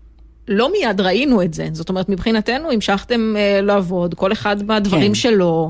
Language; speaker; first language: Hebrew; native; Hebrew